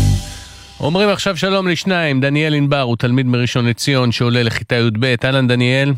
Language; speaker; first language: Hebrew; native; Hebrew